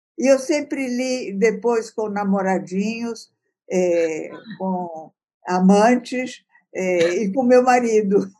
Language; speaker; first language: Portuguese; early bilingual, other home language; Italian